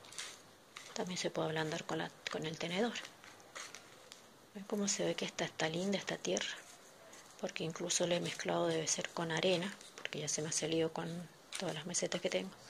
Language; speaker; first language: Spanish; native; Spanish